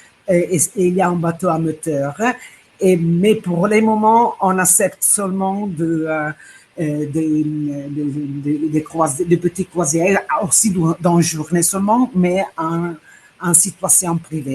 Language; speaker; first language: French; non-native, fluent; Italian